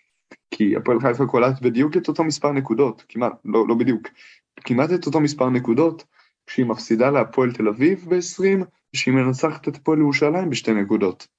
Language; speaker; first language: Hebrew; native; Hebrew